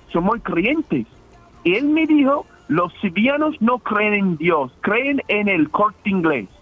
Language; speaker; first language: Spanish; non-native, fluent; English